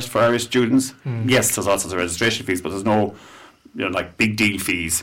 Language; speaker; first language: English; native; English